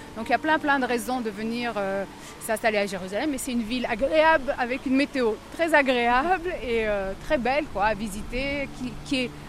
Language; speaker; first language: French; native; French